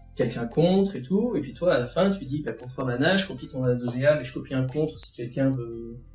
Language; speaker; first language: French; native; French